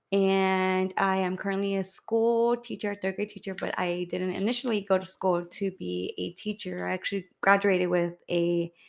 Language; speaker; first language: English; early bilingual, other home language; Spanish